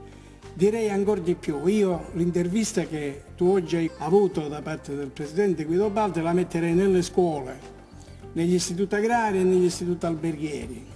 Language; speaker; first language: Italian; native; Italian